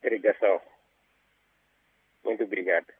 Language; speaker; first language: Portuguese; non-native, local second language; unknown